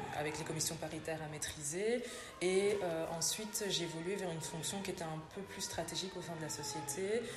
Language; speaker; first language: French; native; French